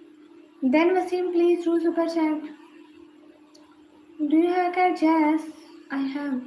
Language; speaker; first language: English; non-native, learner; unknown